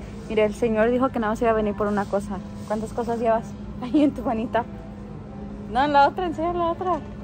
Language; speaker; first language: Spanish; early bilingual, heritage; Spanish